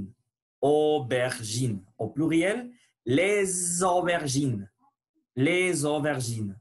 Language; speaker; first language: French; non-native, learner; Spanish